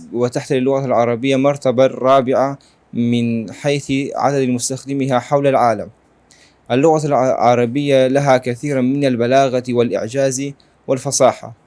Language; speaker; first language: Arabic; non-native, learner; Central Kurdish